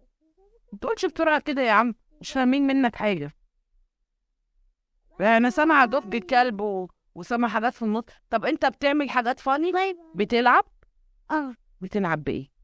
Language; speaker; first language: Arabic; native; Arabic